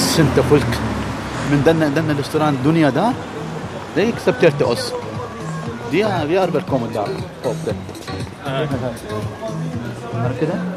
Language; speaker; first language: Norwegian; non-native, fluent; Arabic